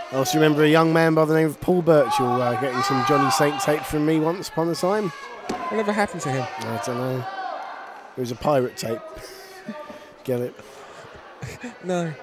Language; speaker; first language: English; native; English